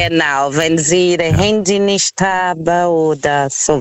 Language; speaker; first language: German; non-native, learner; Portuguese